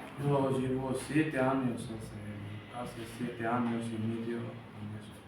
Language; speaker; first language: Spanish; non-native, learner; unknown